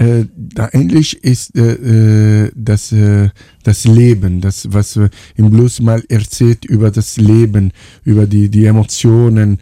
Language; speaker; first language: German; non-native, fluent; Italian